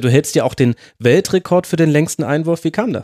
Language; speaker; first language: German; native; German